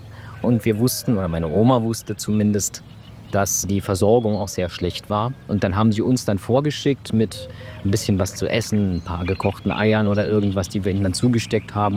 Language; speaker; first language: German; native; German